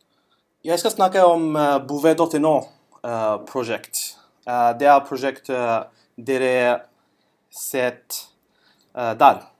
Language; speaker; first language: Norwegian; non-native, learner; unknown